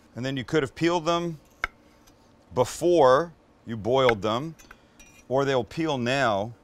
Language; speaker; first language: English; native; English